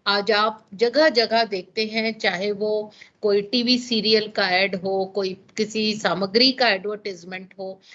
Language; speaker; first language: Hindi; non-native, local second language; Gujarati